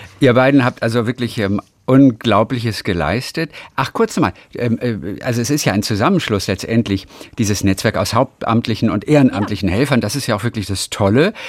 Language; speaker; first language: German; native; German